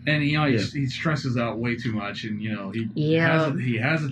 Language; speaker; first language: English; native; English